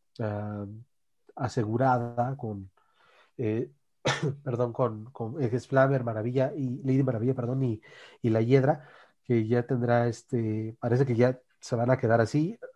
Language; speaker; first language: Spanish; native; Spanish